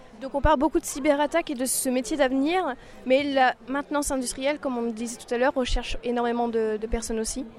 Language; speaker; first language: French; native; French